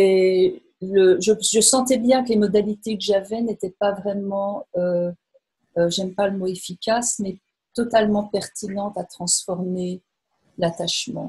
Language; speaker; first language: French; native; French